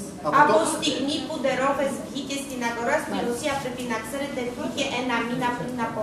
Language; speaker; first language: Greek; non-native, learner; Russian